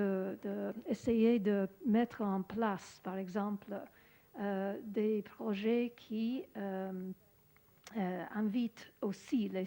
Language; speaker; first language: French; non-native, learner; English